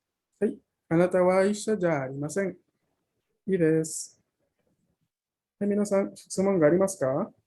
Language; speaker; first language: Japanese; non-native, fluent; Spanish